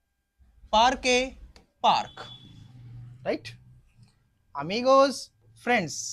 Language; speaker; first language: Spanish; non-native, fluent; Hindi